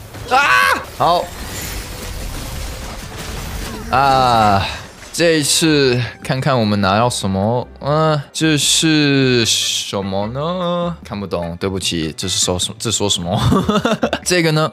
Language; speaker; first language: Chinese; early bilingual, heritage; Chinese